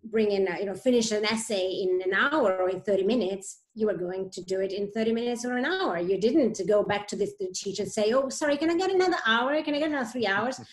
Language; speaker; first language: English; non-native, fluent; Italian